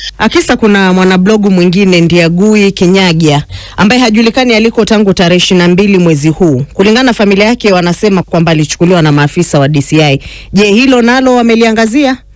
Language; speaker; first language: Swahili; native; Swahili